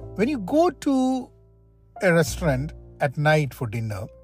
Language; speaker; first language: English; non-native, local second language; Malayalam